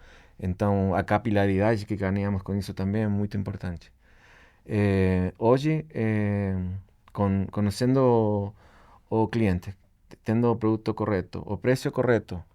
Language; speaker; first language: Portuguese; non-native, fluent; Spanish